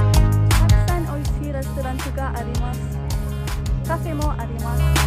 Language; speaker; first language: Japanese; non-native, learner; Arabic